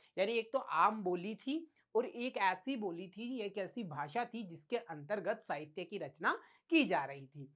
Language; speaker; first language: Hindi; native; Hindi